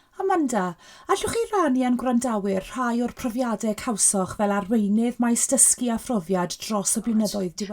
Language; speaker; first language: Welsh; native; Welsh